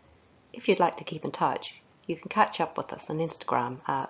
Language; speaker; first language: English; native; English